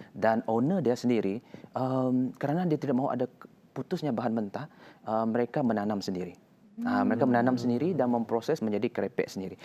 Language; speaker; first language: Malay; non-native, local second language; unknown